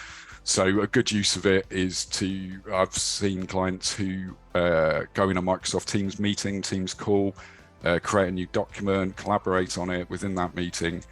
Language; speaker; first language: English; native; English